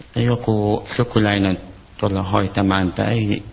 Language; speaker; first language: Finnish; non-native, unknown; Arabic